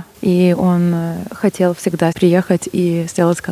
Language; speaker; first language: Russian; non-native, fluent; Lithuanian